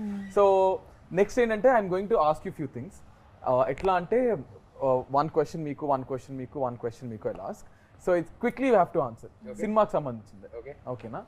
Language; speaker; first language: Telugu; native; Telugu